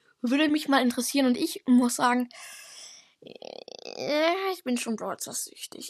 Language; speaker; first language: German; native; German